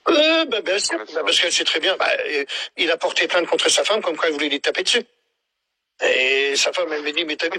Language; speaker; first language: French; native; French